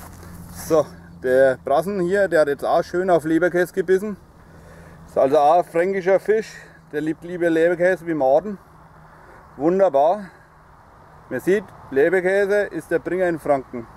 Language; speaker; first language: German; native; German